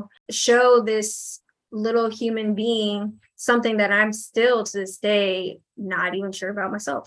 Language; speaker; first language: English; native; English